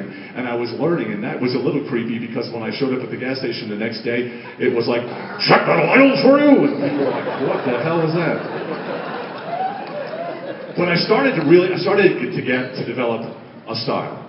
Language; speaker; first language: English; native; English